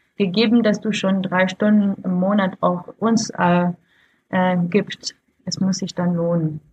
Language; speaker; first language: German; non-native, fluent; French